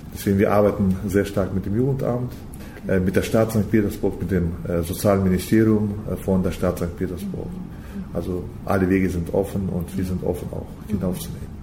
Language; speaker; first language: German; early bilingual, heritage; German